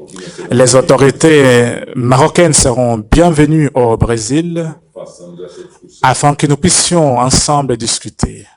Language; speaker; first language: French; non-native, fluent; Portuguese